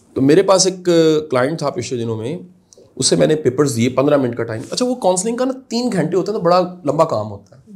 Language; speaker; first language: Urdu; non-native, local second language; Punjabi